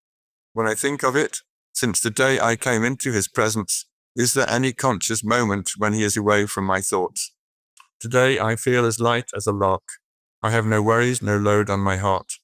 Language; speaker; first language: English; native; English